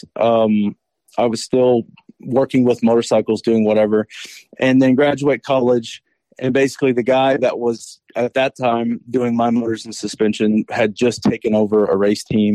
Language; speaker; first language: English; native; English